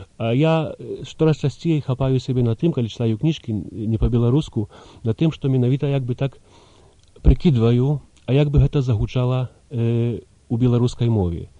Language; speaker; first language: Belarusian; early bilingual, heritage; Belarusian